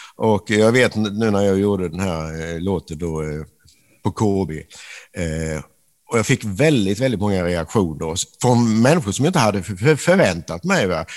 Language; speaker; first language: Swedish; native; Swedish